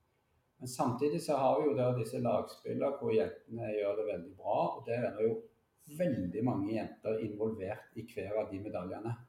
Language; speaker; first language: Norwegian; native; Norwegian